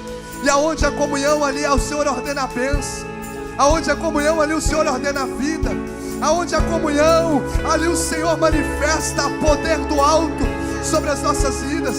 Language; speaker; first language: Portuguese; native; Portuguese